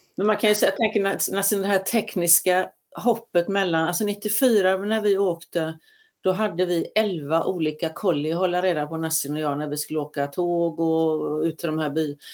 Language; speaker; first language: Swedish; native; Swedish